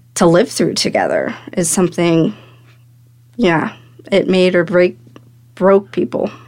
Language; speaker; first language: English; native; English